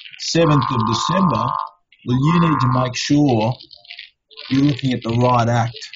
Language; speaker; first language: English; native; English